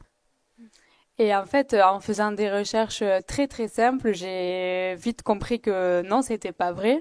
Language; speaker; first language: French; native; French